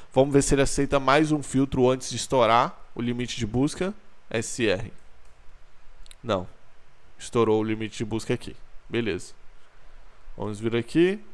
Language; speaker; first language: Portuguese; native; Portuguese